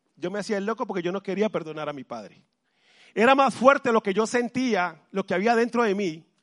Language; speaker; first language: Spanish; native; Spanish